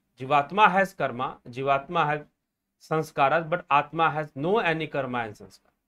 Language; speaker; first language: Hindi; native; Hindi